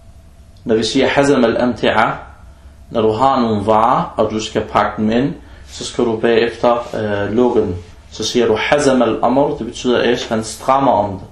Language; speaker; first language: Danish; early bilingual, other home language; Arabic